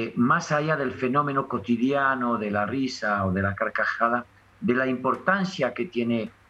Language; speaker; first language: Spanish; non-native, fluent; French